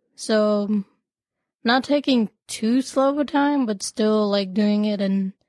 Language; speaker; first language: English; non-native, local second language; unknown